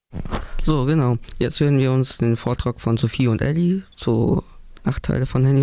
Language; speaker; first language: German; early bilingual, other home language; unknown